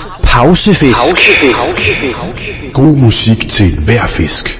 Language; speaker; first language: Danish; native; Danish